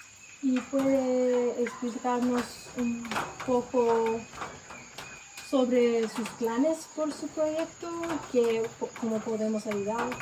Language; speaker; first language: Spanish; non-native, learner; English